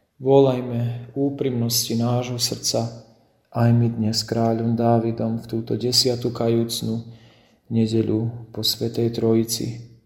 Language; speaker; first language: Slovak; native; Slovak